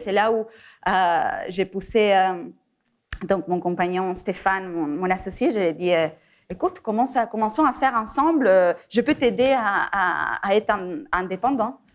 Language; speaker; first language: French; non-native, fluent; Spanish